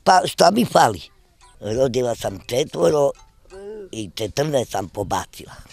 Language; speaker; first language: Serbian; non-native, local second language; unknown